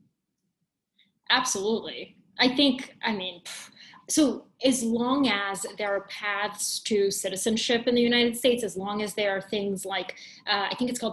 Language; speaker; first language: English; early bilingual, other home language; Bulgarian